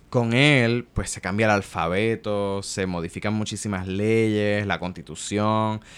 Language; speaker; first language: Spanish; native; Spanish